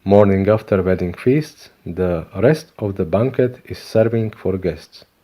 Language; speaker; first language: English; non-native, learner; Slovak